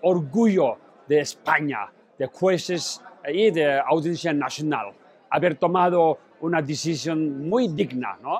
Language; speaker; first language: Spanish; non-native, learner; Tibetan